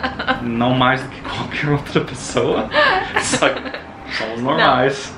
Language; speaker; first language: Portuguese; non-native, fluent; English